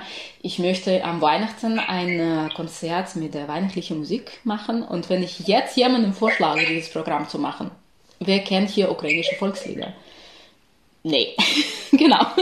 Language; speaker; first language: German; non-native, fluent; Ukrainian